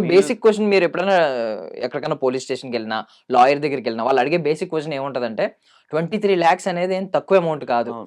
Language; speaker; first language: Telugu; native; Telugu